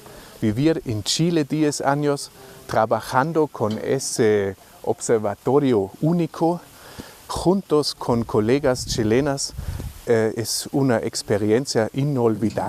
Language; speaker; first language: Spanish; non-native, fluent; German